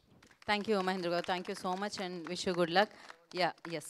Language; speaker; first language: Telugu; native; Telugu